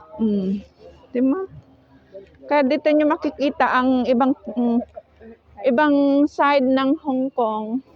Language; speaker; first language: Filipino; native; Filipino